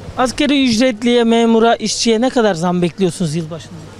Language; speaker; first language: Turkish; native; Turkish